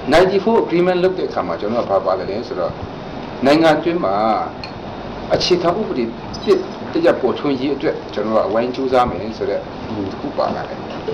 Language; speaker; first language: Burmese; non-native, local second language; Kachin